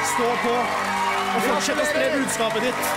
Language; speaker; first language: Norwegian; early bilingual, other home language; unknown